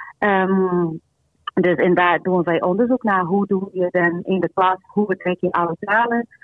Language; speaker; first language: Dutch; non-native, fluent; Portuguese